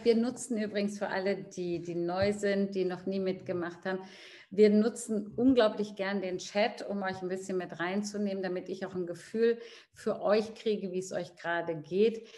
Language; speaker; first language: German; native; German